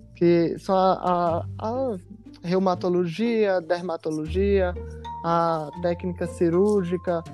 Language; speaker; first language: Portuguese; native; Portuguese